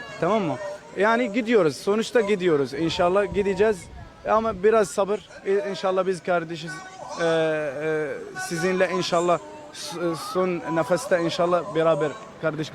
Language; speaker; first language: Turkish; non-native, learner; Arabic